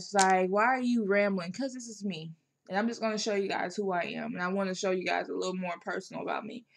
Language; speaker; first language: English; native; English